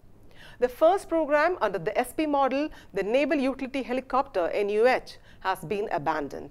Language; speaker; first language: English; non-native, local second language; Malayalam